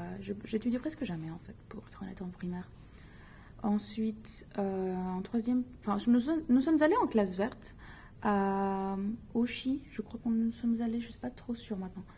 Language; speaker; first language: French; early bilingual, other home language; Spanish